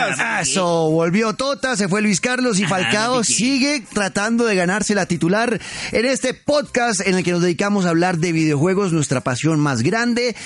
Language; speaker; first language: Spanish; native; Spanish